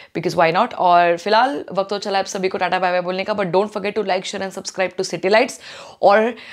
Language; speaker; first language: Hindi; non-native, local second language; Marathi